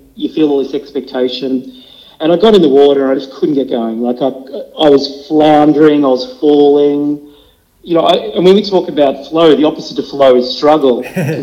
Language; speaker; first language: English; native; English